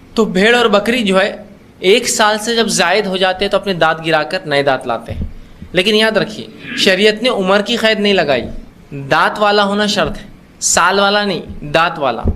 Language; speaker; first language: Urdu; native; Urdu